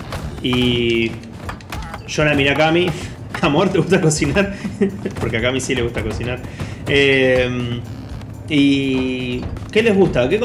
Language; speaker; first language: Spanish; native; Spanish